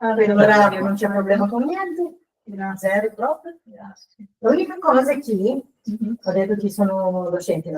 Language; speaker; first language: Italian; non-native, fluent; Portuguese